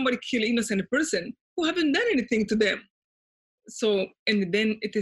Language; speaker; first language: English; non-native, local second language; Kinyarwanda